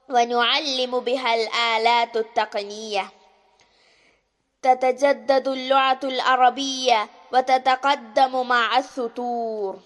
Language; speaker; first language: Arabic; non-native, learner; Malayalam